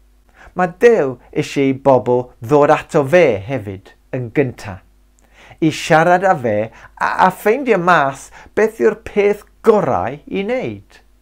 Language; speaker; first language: Welsh; non-native, local second language; English